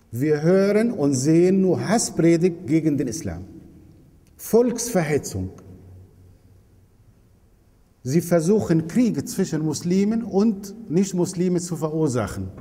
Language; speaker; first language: German; non-native, fluent; Arabic